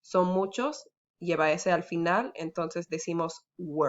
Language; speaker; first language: Spanish; early bilingual, heritage; Spanish